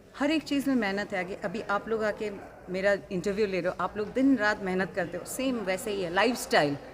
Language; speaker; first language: Hindi; non-native, local second language; Assamese